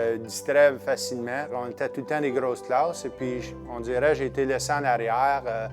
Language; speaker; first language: French; native; French